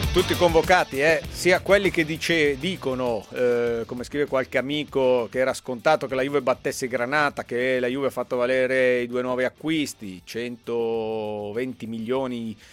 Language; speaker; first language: Italian; native; Italian